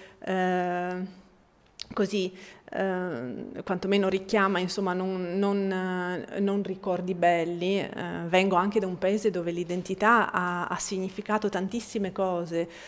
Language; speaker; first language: Italian; non-native, fluent; Bosnian